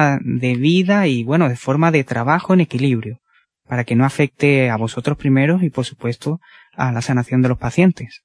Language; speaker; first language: Spanish; native; Spanish